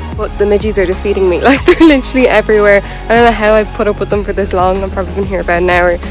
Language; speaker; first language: English; native; English